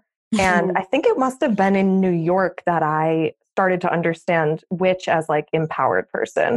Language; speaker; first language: English; native; English